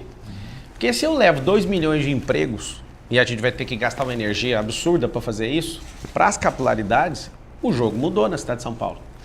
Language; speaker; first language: Portuguese; native; Portuguese